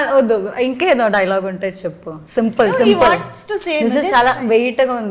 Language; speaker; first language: Telugu; non-native, learner; Malayalam